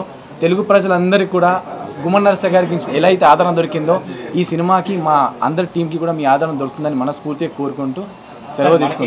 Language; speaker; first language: Telugu; native; Telugu